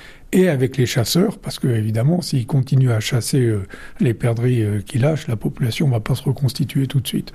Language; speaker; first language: French; native; French